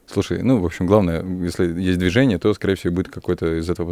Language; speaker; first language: Russian; native; Russian